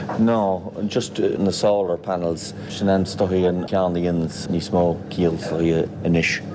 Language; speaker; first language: Irish; native; Irish